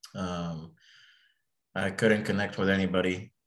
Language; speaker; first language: English; early bilingual, other home language; Arabic